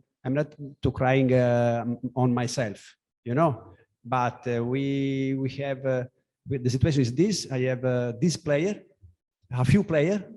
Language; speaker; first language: English; non-native, learner; Italian